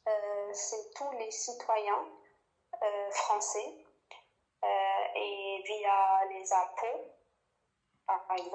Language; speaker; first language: French; non-native, fluent; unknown